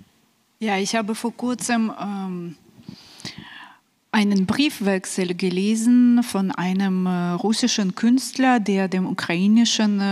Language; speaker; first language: German; non-native, fluent; Ukrainian